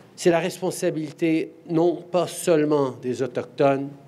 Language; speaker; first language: French; native; French